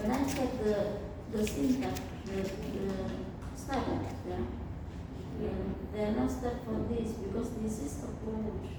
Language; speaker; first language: English; non-native, fluent; Indonesian